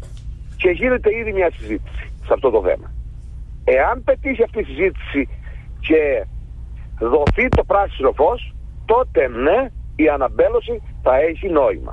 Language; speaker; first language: Greek; native; Greek